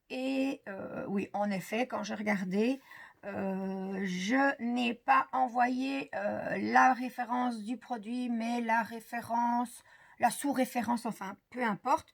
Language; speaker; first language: French; native; French